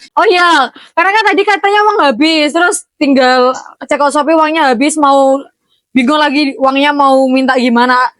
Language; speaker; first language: Indonesian; native; Indonesian